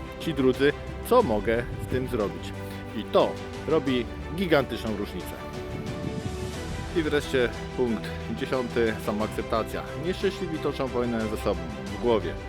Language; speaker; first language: Polish; native; Polish